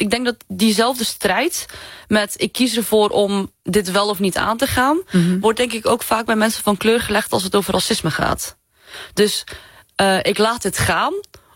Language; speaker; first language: Dutch; non-native, local second language; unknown